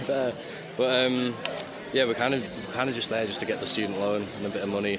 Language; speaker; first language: English; native; English